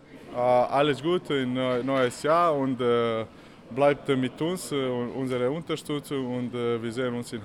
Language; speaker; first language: German; non-native, learner; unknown